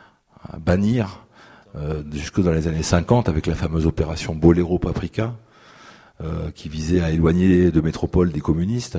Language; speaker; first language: French; native; French